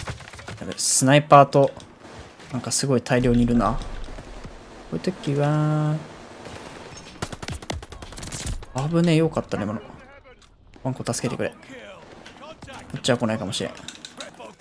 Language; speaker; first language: Japanese; native; Japanese